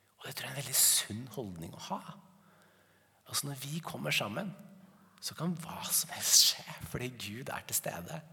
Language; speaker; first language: Norwegian; native; Norwegian